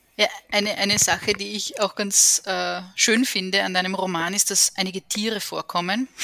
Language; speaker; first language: German; native; German